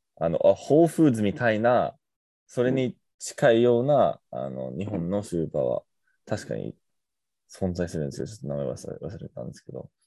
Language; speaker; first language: Japanese; non-native, fluent; English